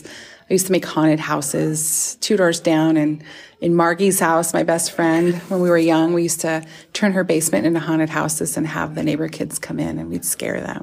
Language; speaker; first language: English; native; English